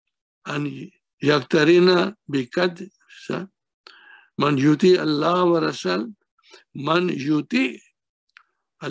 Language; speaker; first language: Arabic; non-native, fluent; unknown